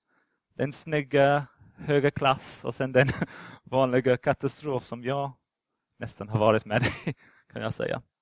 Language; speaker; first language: Swedish; non-native, fluent; English